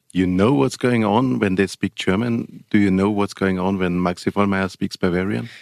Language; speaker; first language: English; non-native, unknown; German